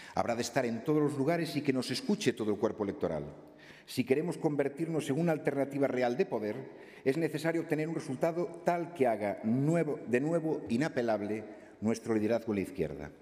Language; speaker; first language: Spanish; non-native, local second language; Galician